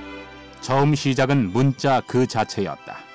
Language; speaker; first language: Korean; native; Korean